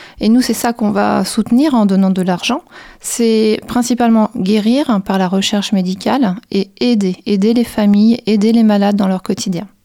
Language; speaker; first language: French; native; French